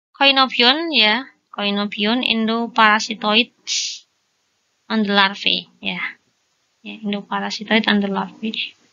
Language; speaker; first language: English; non-native, learner; Indonesian